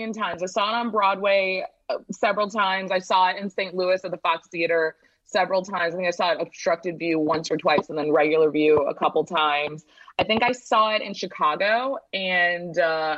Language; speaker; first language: English; native; English